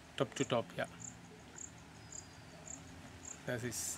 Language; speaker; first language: German; non-native, learner; Sinhala